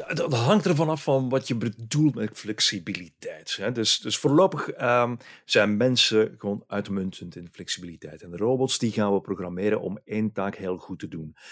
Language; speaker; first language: Dutch; native; Dutch